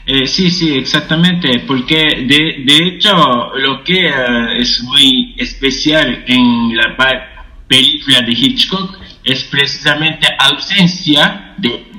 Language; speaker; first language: Spanish; non-native, fluent; Japanese